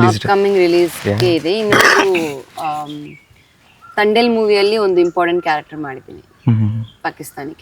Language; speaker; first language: Kannada; non-native, learner; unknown